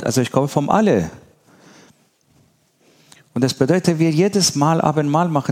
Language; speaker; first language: German; non-native, learner; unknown